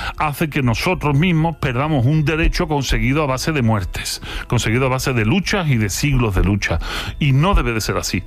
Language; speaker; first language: Spanish; native; Spanish